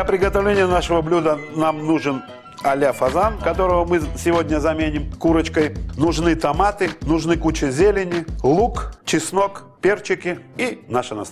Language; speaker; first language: Russian; native; Russian